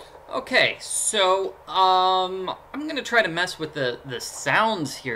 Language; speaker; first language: English; native; English